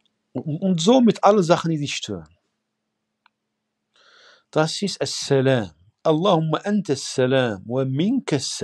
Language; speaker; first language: German; non-native, fluent; Arabic